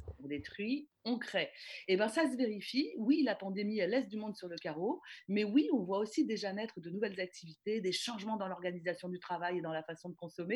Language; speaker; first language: French; native; French